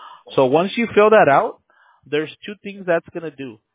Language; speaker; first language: English; early bilingual, other home language; Spanish